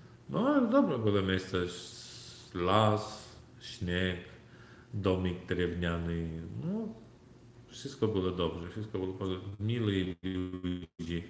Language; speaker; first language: Polish; non-native, learner; Turkmen